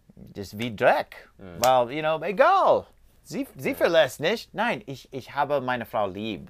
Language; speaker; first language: German; non-native, learner; English